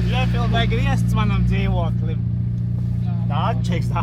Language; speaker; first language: Latvian; native; Latvian